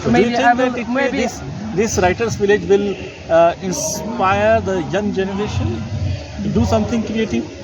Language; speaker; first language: English; non-native, local second language; Hindi